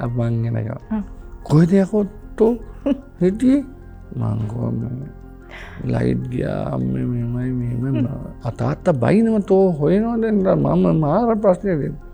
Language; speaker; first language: Sinhala; native; Sinhala